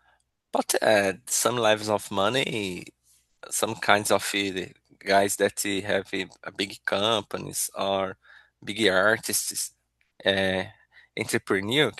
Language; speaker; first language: English; non-native, learner; Portuguese